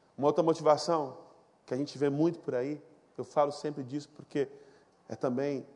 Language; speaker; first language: Portuguese; native; Portuguese